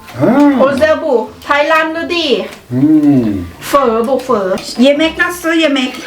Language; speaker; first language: Turkish; non-native, learner; Thai